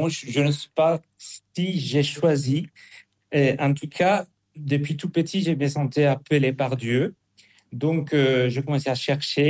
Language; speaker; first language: French; non-native, fluent; Spanish